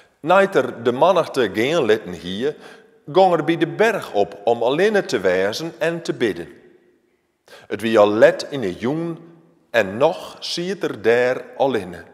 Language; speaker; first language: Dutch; non-native, local second language; Western Frisian